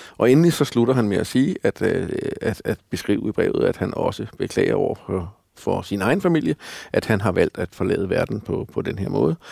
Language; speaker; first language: Danish; native; Danish